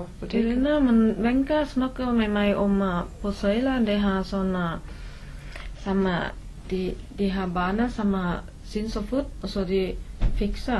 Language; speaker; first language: Norwegian; non-native, learner; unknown